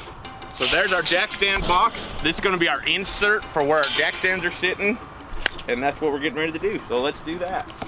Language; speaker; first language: English; native; English